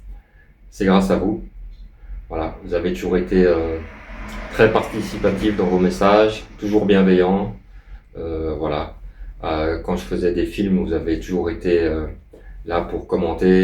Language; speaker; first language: French; native; French